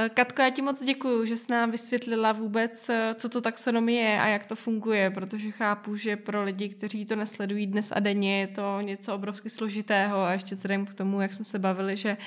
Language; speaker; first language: Czech; native; Czech